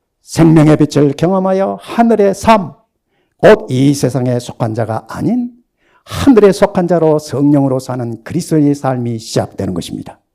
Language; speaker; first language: Korean; native; Korean